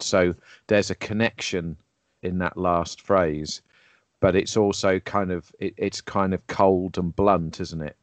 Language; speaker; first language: English; native; English